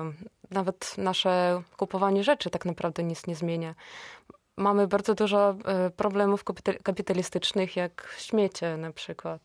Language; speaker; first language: Polish; non-native, fluent; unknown